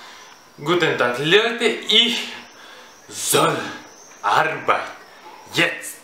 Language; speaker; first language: German; non-native, learner; Russian